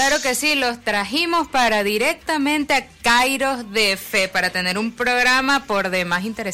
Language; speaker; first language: Spanish; native; Spanish